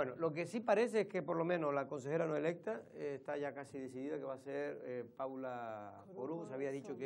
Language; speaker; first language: Spanish; native; Spanish